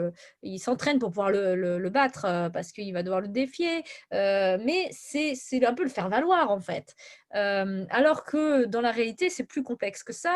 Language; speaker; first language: French; native; French